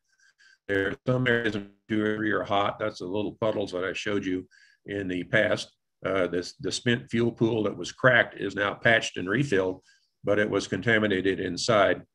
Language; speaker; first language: English; native; English